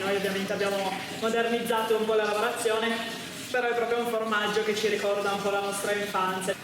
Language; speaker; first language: Italian; native; Italian